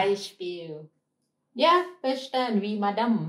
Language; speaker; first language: German; non-native, learner; Thai